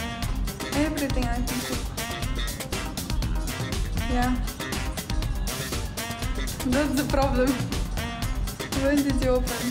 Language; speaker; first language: English; non-native, fluent; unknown